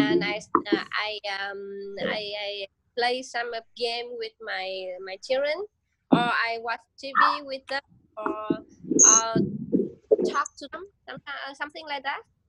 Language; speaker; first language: English; non-native, learner; Vietnamese